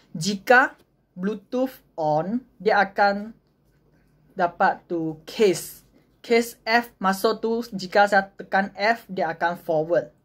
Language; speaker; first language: Malay; non-native, local second language; Chinese